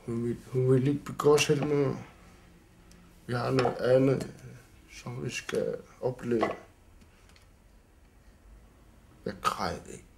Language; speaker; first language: Danish; non-native, local second language; Kalaallisut